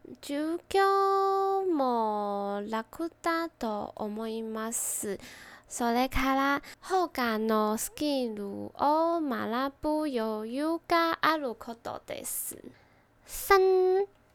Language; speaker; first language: Japanese; non-native, learner; Chinese